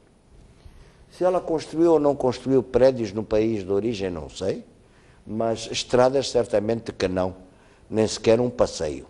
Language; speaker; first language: Portuguese; native; Portuguese